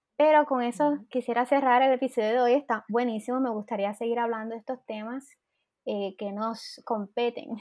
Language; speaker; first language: Spanish; native; Spanish